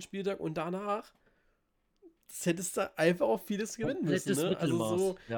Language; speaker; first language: German; native; German